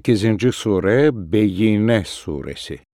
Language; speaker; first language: Turkish; native; Turkish